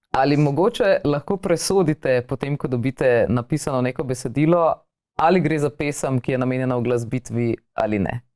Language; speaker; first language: Slovenian; native; Slovenian